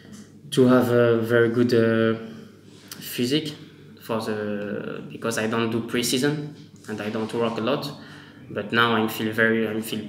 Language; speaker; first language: English; non-native, learner; French